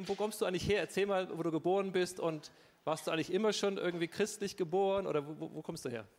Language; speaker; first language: German; native; German